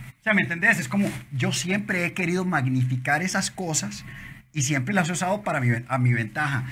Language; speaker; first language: Spanish; native; Spanish